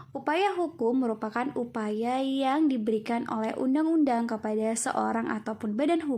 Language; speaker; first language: Indonesian; native; Indonesian